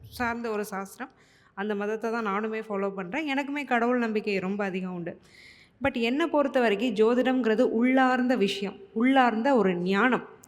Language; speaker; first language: Tamil; native; Tamil